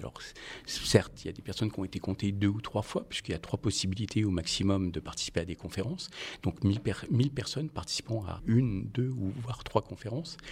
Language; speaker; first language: French; native; French